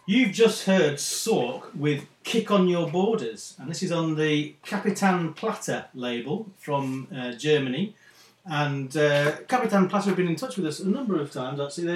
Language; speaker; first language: English; native; English